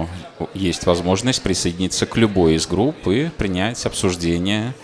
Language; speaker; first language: Russian; native; Russian